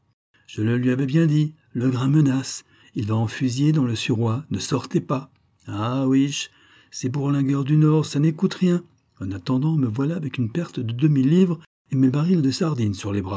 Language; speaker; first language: French; native; French